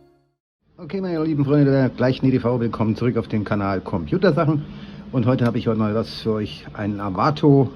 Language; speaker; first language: German; native; German